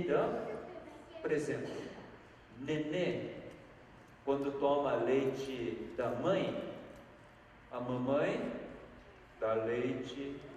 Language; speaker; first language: Portuguese; non-native, fluent; Korean